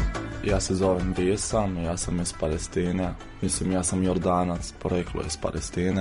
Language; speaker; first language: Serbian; non-native, fluent; Arabic